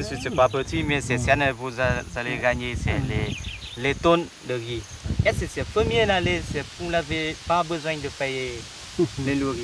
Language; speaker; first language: French; non-native, learner; Vietnamese